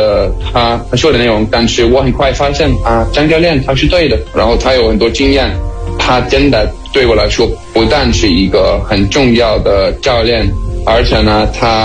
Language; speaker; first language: Chinese; non-native, fluent; Danish